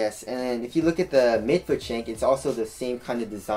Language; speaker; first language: English; native; English